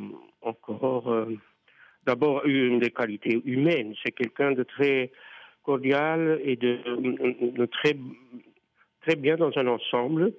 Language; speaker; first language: French; non-native, fluent; Dutch